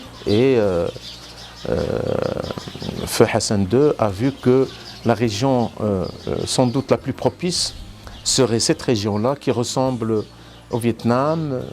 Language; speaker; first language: French; non-native, local second language; Arabic